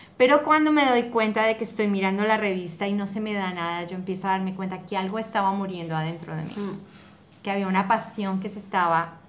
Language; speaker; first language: Spanish; native; Spanish